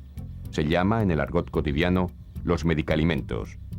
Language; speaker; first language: Spanish; native; Spanish